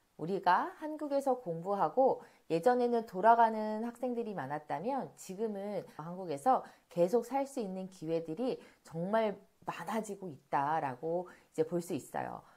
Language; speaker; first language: Korean; native; Korean